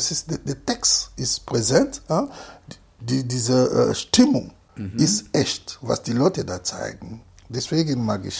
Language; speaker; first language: German; non-native, fluent; Lingala